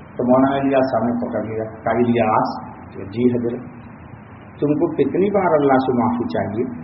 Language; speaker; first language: Urdu; native; Urdu